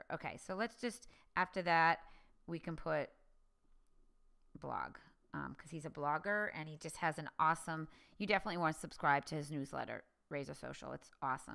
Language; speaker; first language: English; native; English